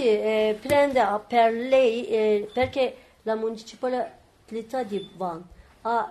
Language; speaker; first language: Italian; non-native, learner; Turkish